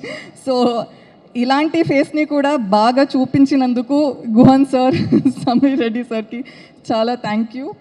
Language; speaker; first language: Telugu; non-native, fluent; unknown